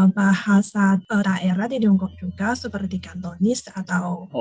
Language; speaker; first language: Indonesian; non-native, learner; Chinese